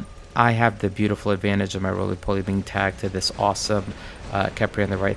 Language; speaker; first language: English; native; English